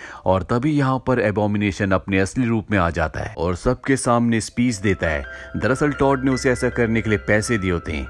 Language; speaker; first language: Hindi; native; Hindi